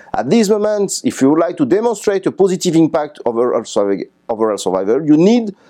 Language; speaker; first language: English; non-native, fluent; French